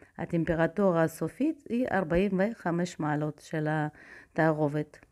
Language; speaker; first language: Hebrew; non-native, fluent; Russian